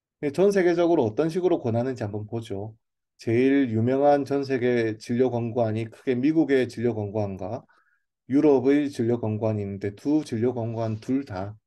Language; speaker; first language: Korean; native; Korean